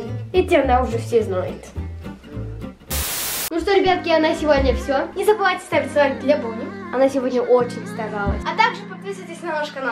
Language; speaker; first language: Russian; native; Russian